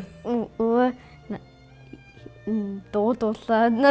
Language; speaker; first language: Mongolian; early bilingual, heritage; Mongolian